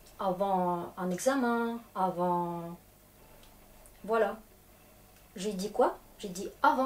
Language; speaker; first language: French; non-native, fluent; Russian